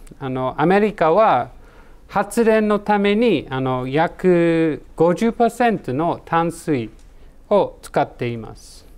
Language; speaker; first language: Japanese; non-native, learner; English